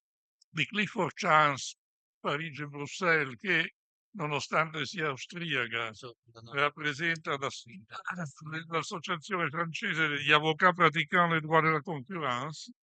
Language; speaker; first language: Italian; native; Italian